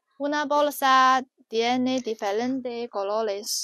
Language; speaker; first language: Spanish; non-native, learner; Chinese